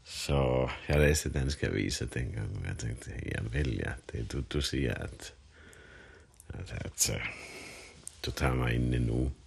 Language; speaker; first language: Danish; non-native, fluent; Finnish